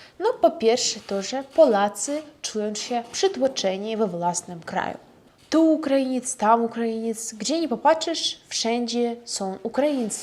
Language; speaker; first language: Polish; non-native, fluent; Ukrainian